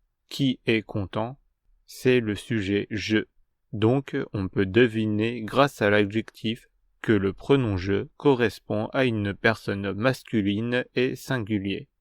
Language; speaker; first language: French; non-native, fluent; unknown